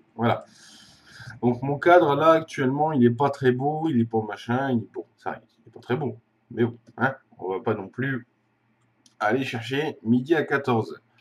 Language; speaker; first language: French; native; French